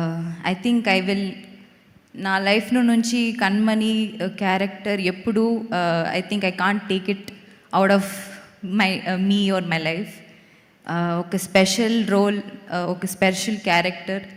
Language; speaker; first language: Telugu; non-native, learner; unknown